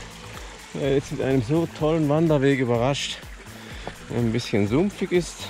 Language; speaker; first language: German; native; German